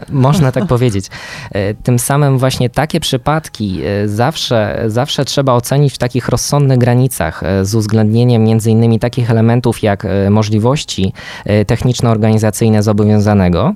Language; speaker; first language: Polish; native; Polish